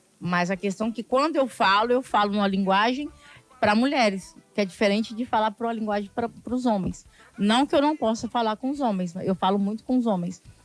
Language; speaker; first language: Portuguese; native; Portuguese